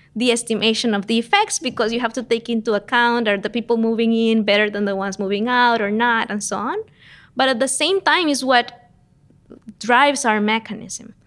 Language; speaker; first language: English; non-native, fluent; Spanish